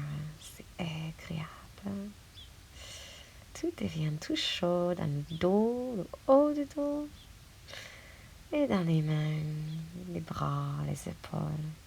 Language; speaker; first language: French; non-native, fluent; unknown